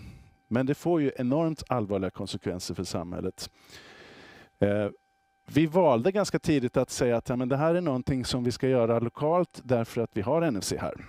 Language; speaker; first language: Swedish; native; Swedish